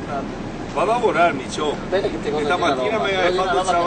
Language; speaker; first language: Italian; native; Italian